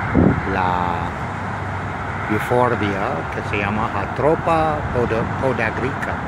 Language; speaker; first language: Spanish; non-native, learner; English